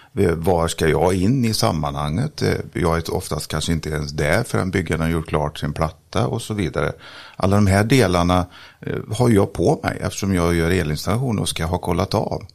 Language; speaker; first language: Swedish; native; Swedish